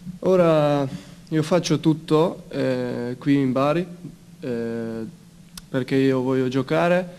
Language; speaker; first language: Italian; non-native, learner; Hungarian